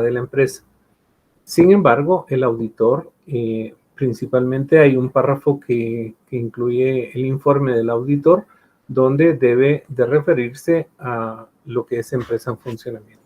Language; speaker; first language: Spanish; native; Spanish